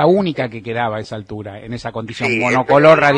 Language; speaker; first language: Spanish; native; Spanish